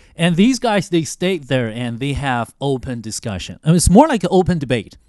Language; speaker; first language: English; non-native, fluent; Chinese